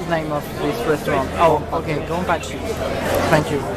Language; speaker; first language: English; non-native, learner; French